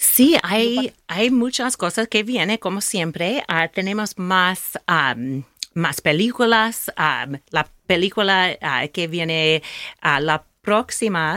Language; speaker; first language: Spanish; non-native, learner; English